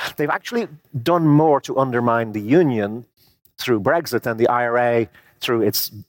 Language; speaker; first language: English; native; English